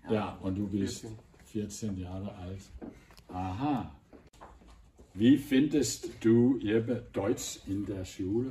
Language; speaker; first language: German; non-native, fluent; Danish